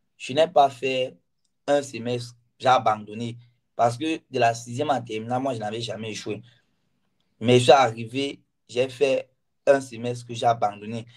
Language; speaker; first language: French; non-native, local second language; Ghomala